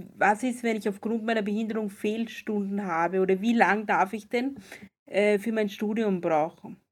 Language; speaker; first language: German; native; German